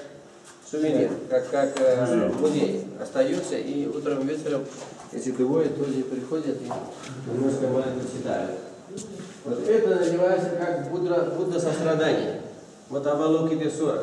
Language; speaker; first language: Russian; non-native, learner; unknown